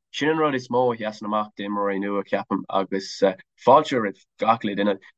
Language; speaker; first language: Irish; non-native, local second language; English